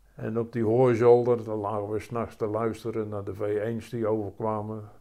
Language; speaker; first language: Dutch; native; Dutch